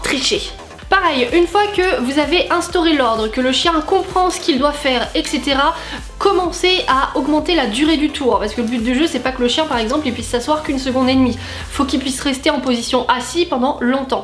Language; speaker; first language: French; native; French